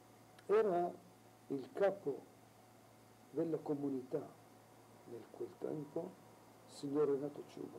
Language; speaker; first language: Italian; non-native, local second language; Arabic